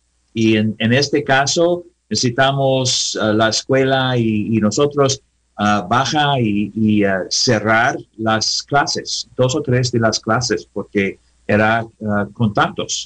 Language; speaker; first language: Spanish; non-native, learner; English